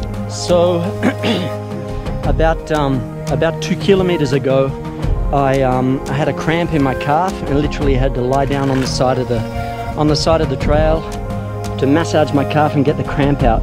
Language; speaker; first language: English; native; English